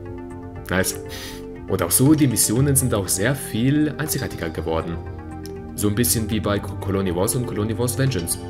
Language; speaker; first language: German; native; German